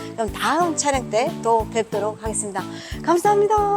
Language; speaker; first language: Korean; native; Korean